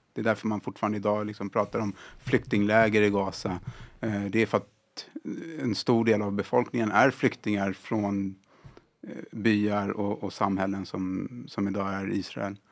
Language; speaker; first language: Swedish; early bilingual, other home language; Arabic